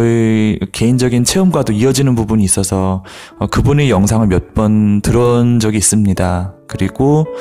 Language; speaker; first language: Korean; native; Korean